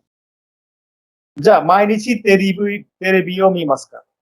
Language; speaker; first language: Japanese; non-native, fluent; Bangla